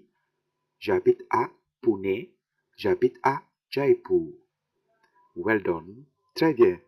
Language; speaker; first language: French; non-native, fluent; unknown